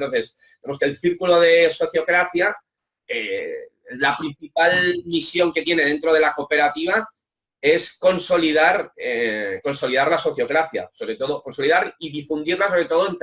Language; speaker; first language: Spanish; native; Spanish